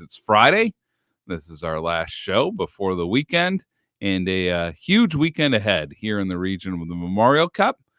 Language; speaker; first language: English; native; English